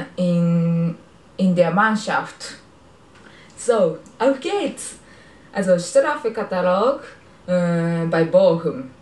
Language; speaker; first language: German; non-native, learner; Japanese